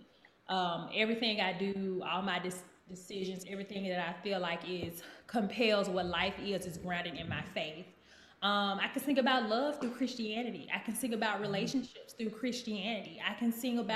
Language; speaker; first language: English; native; English